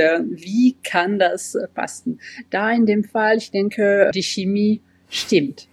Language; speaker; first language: German; non-native, fluent; French